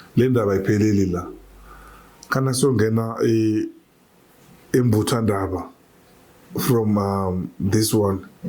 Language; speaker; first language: Zulu; native; Zulu